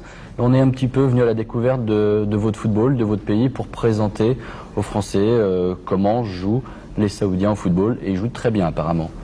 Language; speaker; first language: French; native; French